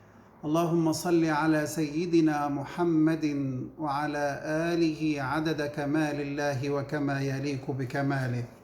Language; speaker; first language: Arabic; native; Arabic